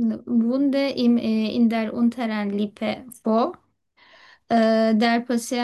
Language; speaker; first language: German; non-native, learner; Turkish